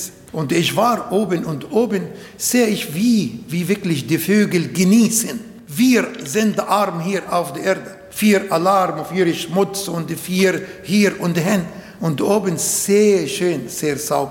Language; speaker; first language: German; non-native, learner; Arabic